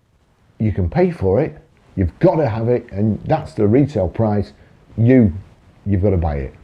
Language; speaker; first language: English; native; English